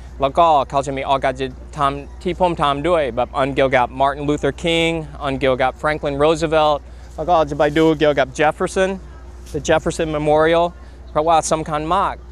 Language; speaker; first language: Thai; non-native, fluent; English